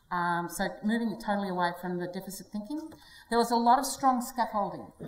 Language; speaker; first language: English; native; English